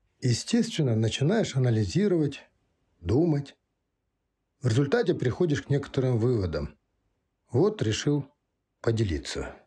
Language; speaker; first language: Russian; non-native, local second language; Kazakh